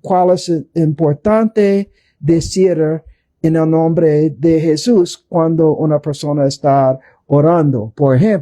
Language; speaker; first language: Spanish; non-native, learner; English